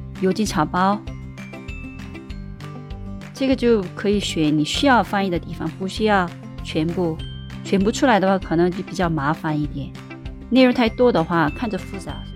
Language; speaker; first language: Chinese; non-native, learner; Korean